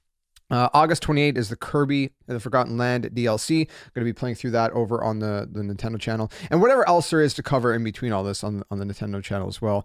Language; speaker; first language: English; native; English